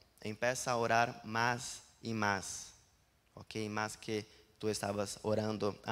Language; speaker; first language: Spanish; non-native, learner; Portuguese